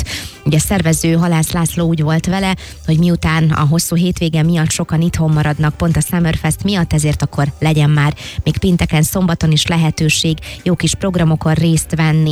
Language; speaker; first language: Hungarian; native; Hungarian